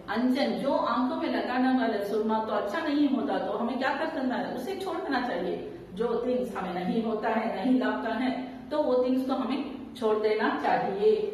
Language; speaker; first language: Hindi; non-native, local second language; Tamil